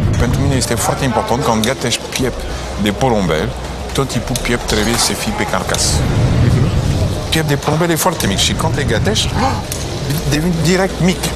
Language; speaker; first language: Romanian; non-native, learner; French